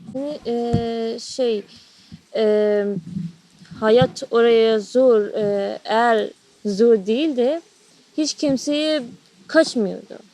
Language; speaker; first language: Turkish; non-native, learner; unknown